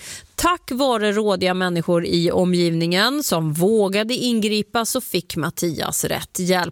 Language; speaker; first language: Swedish; native; Swedish